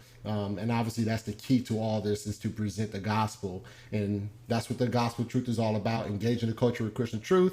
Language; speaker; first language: English; native; English